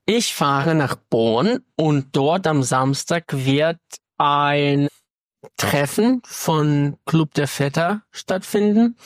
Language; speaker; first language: German; non-native, fluent; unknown